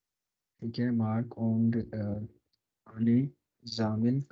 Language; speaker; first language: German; non-native, fluent; Urdu